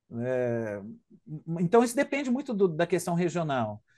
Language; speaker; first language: Portuguese; native; Portuguese